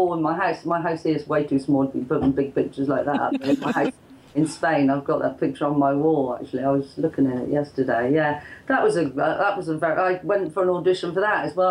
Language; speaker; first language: English; native; English